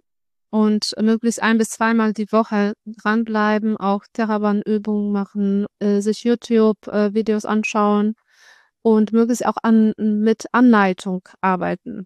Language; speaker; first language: German; non-native, fluent; Polish